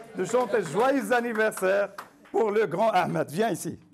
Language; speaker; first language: French; non-native, local second language; Arabic